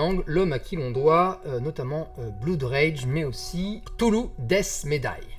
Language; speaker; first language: French; native; French